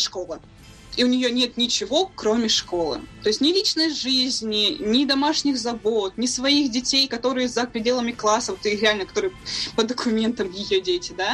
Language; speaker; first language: Russian; native; Russian